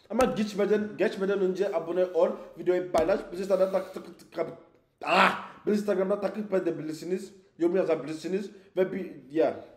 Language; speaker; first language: Turkish; non-native, learner; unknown